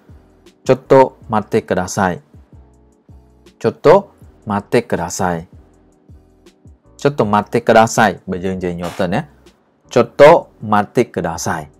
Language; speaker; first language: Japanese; non-native, learner; Khmer